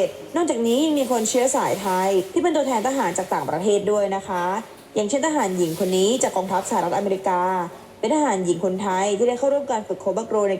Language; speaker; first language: Thai; native; Thai